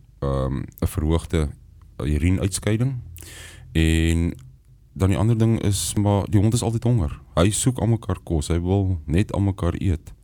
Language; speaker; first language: Afrikaans; native; Afrikaans